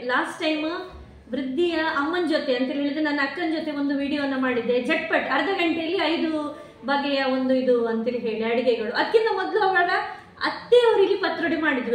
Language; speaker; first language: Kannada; non-native, local second language; Konkani